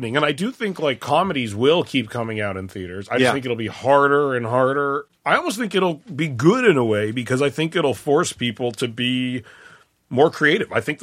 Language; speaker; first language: English; native; English